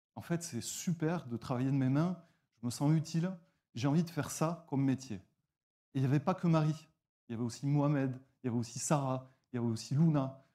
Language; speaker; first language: French; native; French